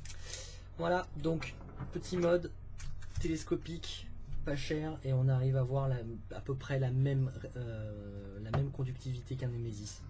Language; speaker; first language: French; native; French